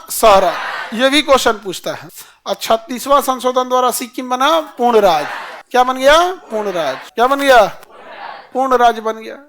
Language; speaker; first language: Hindi; native; Hindi